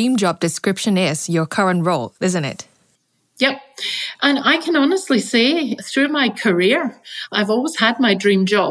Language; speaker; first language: English; native; English